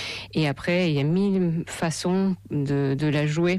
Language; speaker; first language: French; non-native, fluent; Russian